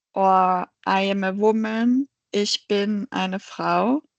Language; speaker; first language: German; non-native, fluent; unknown